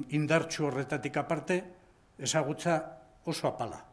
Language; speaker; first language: Basque; non-native, local second language; Spanish